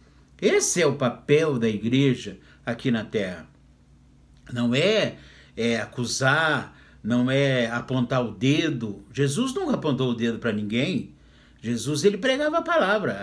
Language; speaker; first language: Portuguese; native; Portuguese